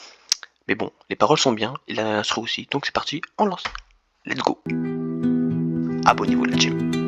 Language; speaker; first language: French; native; French